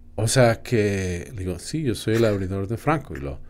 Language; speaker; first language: Spanish; early bilingual, other home language; English